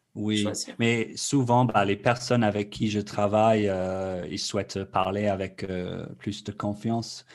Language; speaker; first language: French; non-native, fluent; English